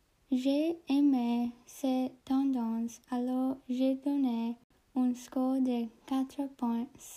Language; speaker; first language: French; non-native, learner; English